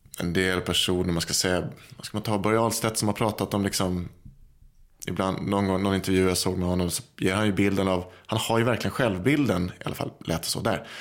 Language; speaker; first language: Swedish; native; Swedish